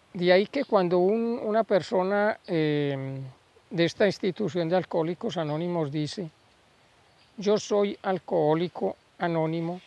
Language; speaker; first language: Spanish; native; Spanish